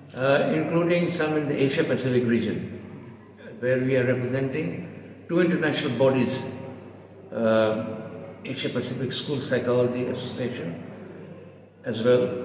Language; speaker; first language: English; non-native, local second language; Bangla